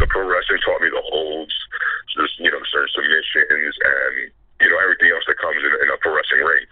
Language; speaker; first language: English; non-native, fluent; Spanish